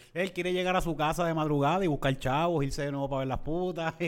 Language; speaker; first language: Spanish; native; Spanish